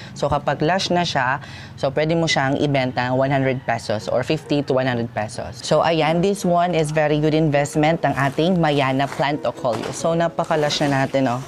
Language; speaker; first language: Filipino; non-native, local second language; Waray